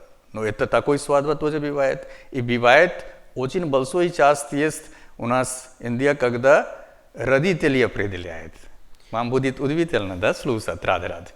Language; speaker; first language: Russian; non-native, learner; Hindi